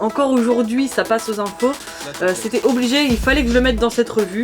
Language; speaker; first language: French; native; French